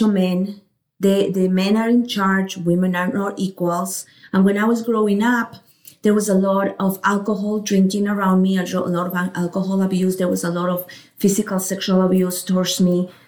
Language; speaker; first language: English; non-native, fluent; Spanish